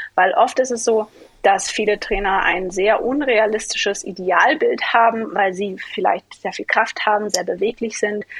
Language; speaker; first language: German; early bilingual, other home language; Greek